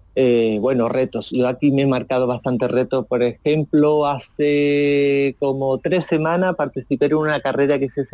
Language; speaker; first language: Spanish; native; Spanish